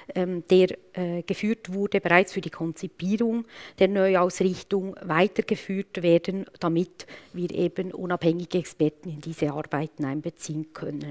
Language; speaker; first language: German; native; German